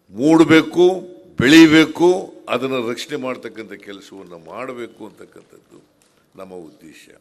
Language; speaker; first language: Kannada; native; Kannada